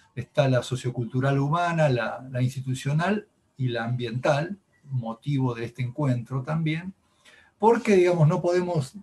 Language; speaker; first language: Spanish; native; Spanish